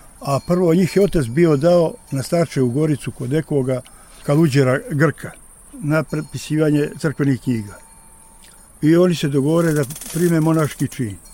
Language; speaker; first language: Serbian; native; Serbian